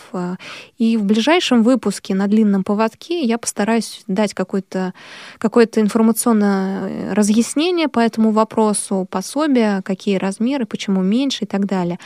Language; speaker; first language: Russian; native; Russian